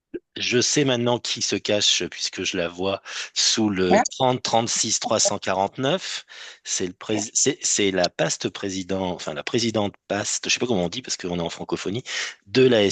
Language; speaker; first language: French; native; French